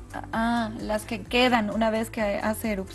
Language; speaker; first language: Spanish; native; Spanish